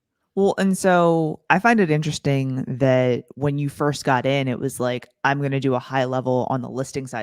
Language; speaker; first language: English; native; English